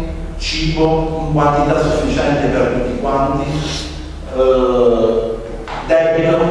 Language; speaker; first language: Italian; native; Italian